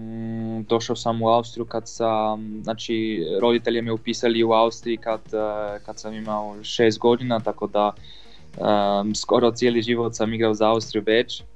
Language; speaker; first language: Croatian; non-native, fluent; Polish